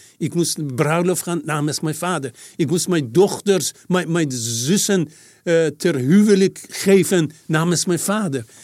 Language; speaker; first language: Dutch; non-native, fluent; Persian